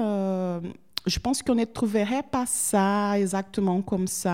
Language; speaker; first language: French; non-native, fluent; Portuguese